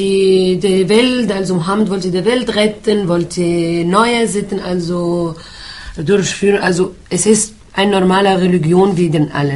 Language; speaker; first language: German; non-native, fluent; Arabic